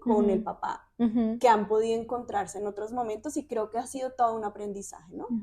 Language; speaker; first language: Spanish; native; Spanish